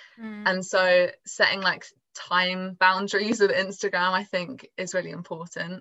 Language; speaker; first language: English; native; English